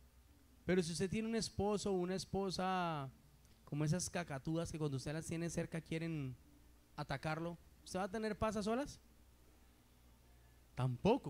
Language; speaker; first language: Spanish; native; Spanish